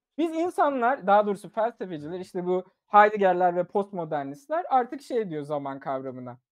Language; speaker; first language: Turkish; early bilingual, other home language; German